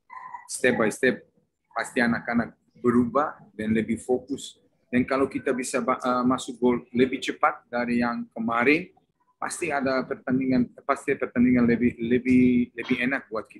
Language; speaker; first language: Indonesian; non-native, fluent; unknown